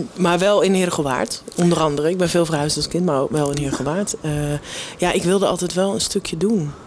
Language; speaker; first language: Dutch; native; Dutch